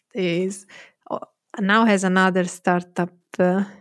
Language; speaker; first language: English; non-native, fluent; Italian